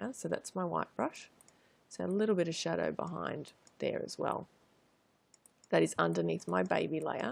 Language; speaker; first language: English; native; English